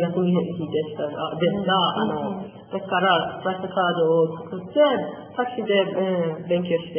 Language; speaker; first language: Japanese; non-native, learner; Persian